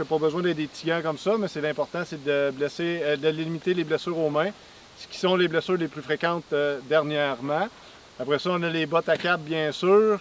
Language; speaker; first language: French; native; French